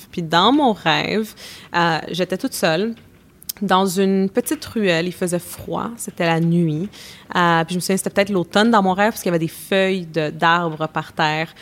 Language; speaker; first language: French; native; French